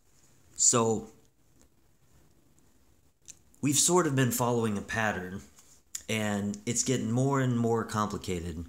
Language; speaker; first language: English; native; English